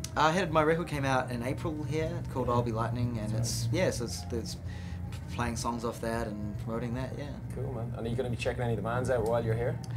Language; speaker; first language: English; native; English